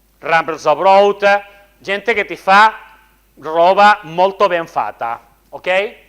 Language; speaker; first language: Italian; non-native, fluent; Spanish